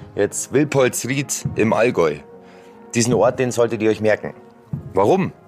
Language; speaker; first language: German; native; German